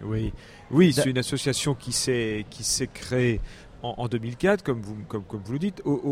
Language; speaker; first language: French; native; French